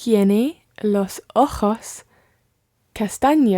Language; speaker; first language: Spanish; non-native, learner; English